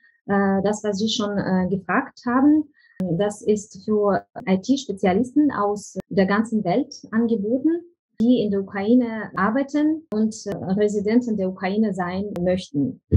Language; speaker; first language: German; non-native, fluent; Ukrainian